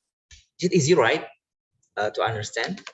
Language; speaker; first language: English; non-native, learner; Indonesian